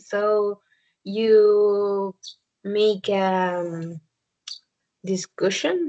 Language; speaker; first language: English; non-native, learner; Spanish